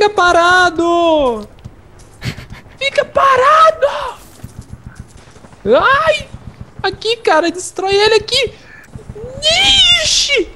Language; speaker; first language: Portuguese; native; Portuguese